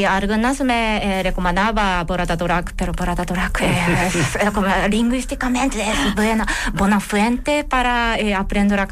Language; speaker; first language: Catalan; non-native, learner; Japanese